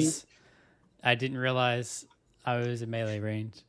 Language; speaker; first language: English; native; English